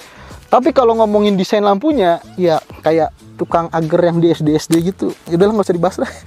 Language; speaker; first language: Indonesian; native; Indonesian